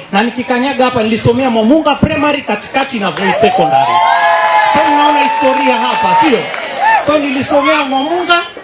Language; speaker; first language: Swahili; non-native, local second language; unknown